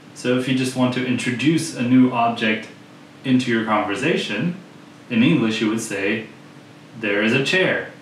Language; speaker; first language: English; non-native, fluent; Dutch